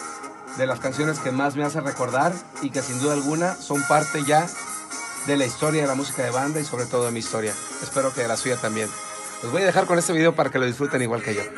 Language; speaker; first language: Spanish; native; Spanish